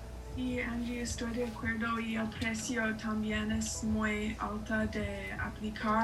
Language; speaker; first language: Spanish; non-native, learner; English